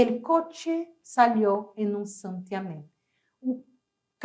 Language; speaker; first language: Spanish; non-native, fluent; Portuguese